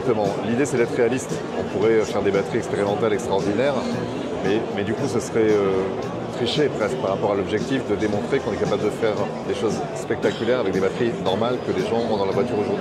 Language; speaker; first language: French; native; French